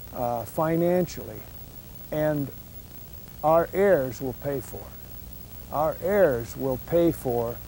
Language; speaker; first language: English; native; English